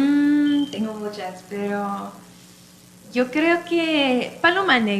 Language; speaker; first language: Spanish; early bilingual, other home language; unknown